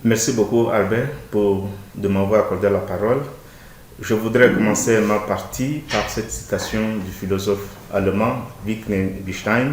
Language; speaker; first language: French; non-native, fluent; Portuguese